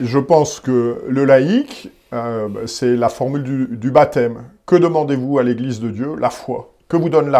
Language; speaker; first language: French; native; French